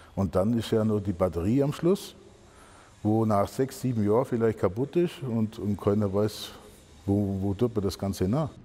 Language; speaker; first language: German; native; German